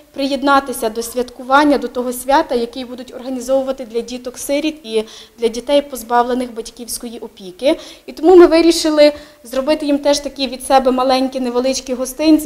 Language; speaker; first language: Ukrainian; native; Ukrainian